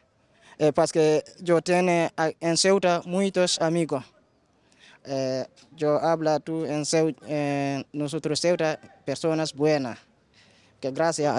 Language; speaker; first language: Spanish; non-native, learner; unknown